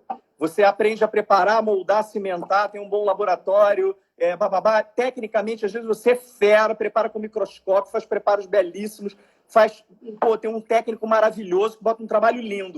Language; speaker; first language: Portuguese; native; Portuguese